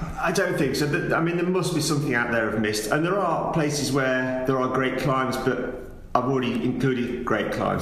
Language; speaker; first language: English; native; English